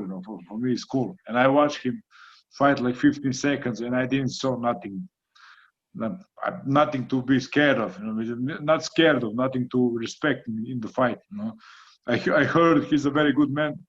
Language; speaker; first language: English; non-native, fluent; Croatian